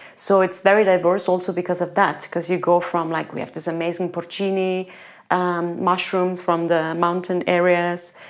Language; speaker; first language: English; non-native, fluent; Italian